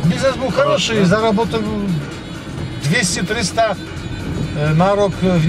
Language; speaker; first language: Russian; non-native, learner; Polish